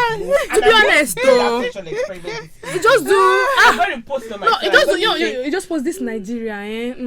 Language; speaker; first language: English; non-native, local second language; Yoruba